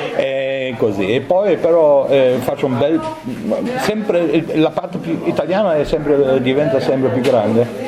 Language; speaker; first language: Italian; non-native, fluent; German